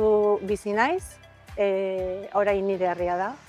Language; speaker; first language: Basque; non-native, learner; Spanish